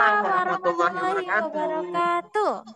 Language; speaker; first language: Indonesian; native; Indonesian